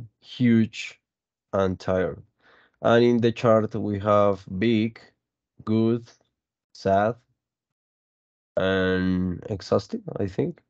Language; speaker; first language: English; non-native, fluent; Spanish